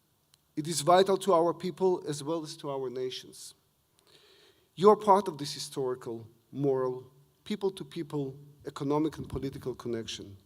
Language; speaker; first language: English; non-native, fluent; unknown